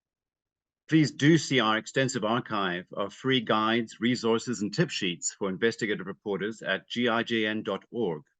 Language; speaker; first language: English; native; English